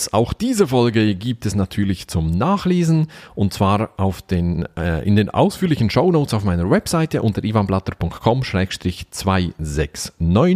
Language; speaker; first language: German; native; German